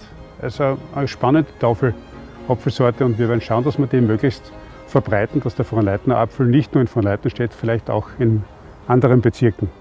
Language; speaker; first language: German; native; German